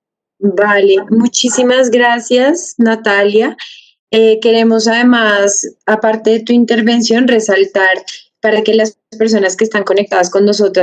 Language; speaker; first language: Spanish; native; Spanish